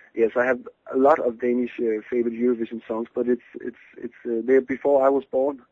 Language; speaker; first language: English; non-native, fluent; Danish